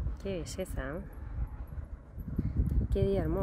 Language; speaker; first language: Spanish; native; Spanish